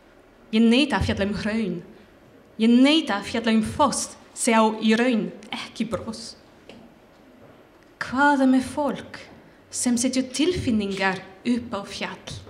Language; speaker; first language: Icelandic; non-native, learner; French